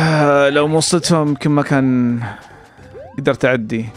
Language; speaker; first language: Arabic; native; Arabic